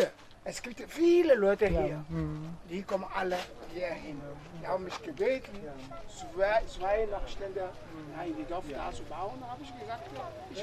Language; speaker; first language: German; non-native, learner; Ewe